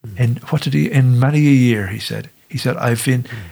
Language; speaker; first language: English; native; English